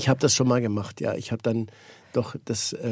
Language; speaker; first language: German; native; German